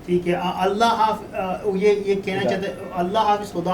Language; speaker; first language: Hindi; non-native, learner; Arabic